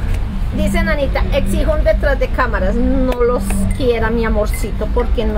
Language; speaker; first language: Spanish; native; Spanish